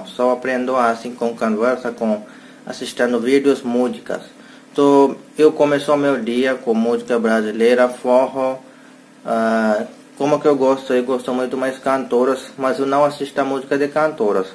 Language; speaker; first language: Portuguese; non-native, learner; Hindi